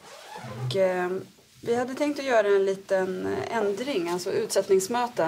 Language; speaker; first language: Swedish; native; Swedish